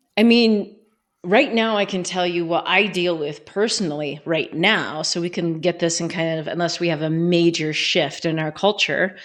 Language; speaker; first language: English; native; English